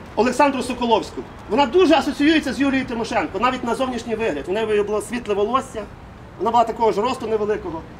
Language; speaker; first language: Ukrainian; native; Ukrainian